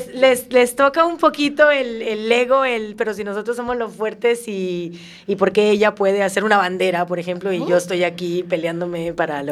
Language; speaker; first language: Spanish; native; Spanish